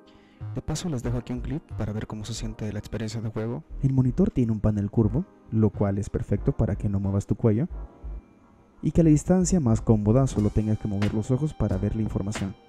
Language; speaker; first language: Spanish; native; Spanish